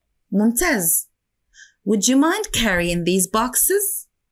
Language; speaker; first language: English; non-native, fluent; Arabic